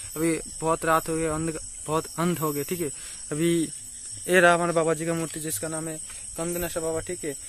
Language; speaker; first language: Hindi; non-native, local second language; Bangla